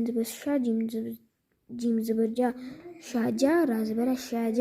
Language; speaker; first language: Arabic; non-native, learner; Urdu